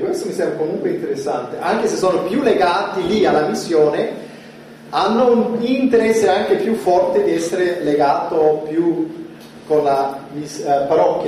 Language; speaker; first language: Italian; non-native, fluent; German